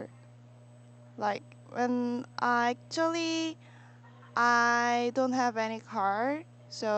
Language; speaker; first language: English; non-native, learner; Korean